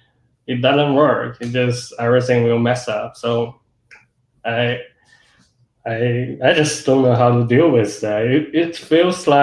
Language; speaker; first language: English; non-native, fluent; Chinese